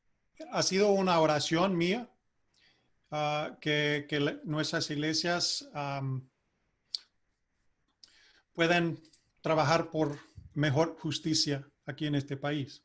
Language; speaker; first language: Spanish; non-native, fluent; English